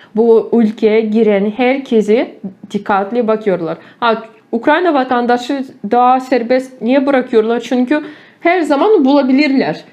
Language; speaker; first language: Turkish; non-native, fluent; Ukrainian